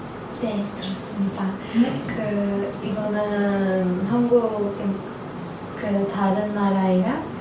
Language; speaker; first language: Korean; non-native, learner; Turkish